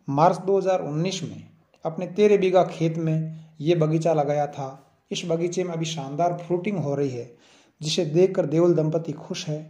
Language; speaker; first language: Hindi; native; Hindi